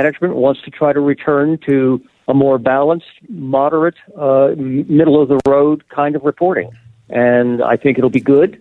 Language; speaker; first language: English; native; English